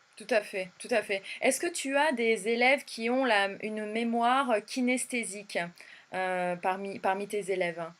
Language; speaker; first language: French; native; French